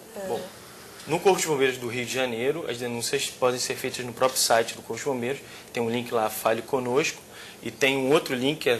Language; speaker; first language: Portuguese; native; Portuguese